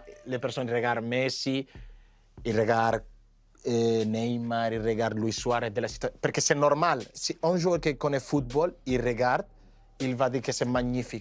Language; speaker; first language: French; non-native, fluent; Spanish